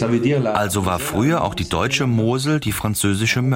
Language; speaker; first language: German; native; German